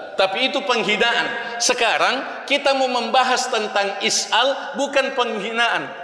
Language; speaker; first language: Malay; non-native, local second language; Buginese